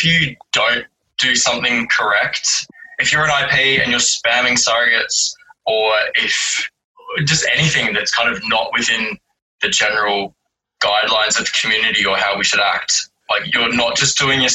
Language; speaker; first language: English; native; English